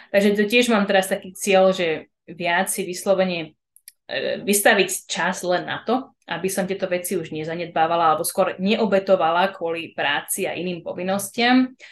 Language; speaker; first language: Slovak; early bilingual, heritage; Slovak